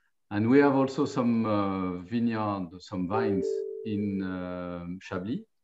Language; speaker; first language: English; non-native, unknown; French